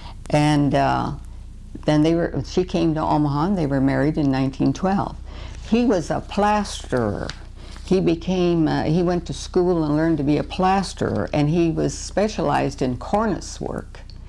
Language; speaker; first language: English; early bilingual, other home language; Swedish